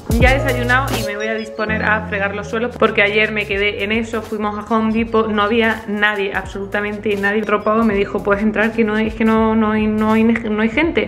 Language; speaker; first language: Spanish; native; Spanish